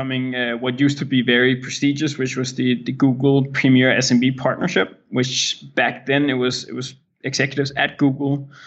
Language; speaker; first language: English; non-native, fluent; Danish